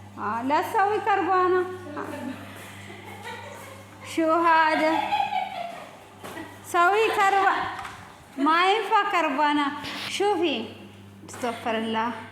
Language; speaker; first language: Arabic; non-native, learner; Amharic